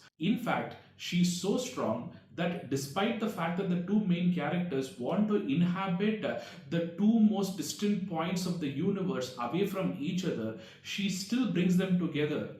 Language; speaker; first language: English; non-native, local second language; Tamil